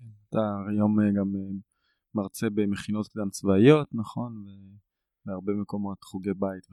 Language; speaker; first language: Hebrew; native; Hebrew